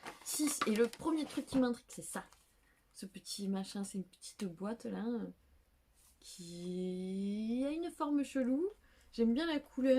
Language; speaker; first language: French; native; French